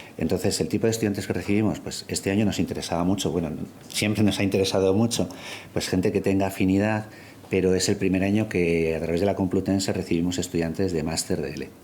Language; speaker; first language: Spanish; native; Spanish